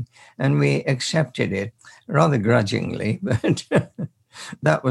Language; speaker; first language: English; native; English